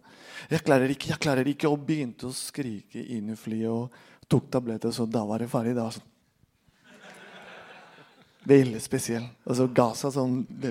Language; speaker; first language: Norwegian; non-native, fluent; Spanish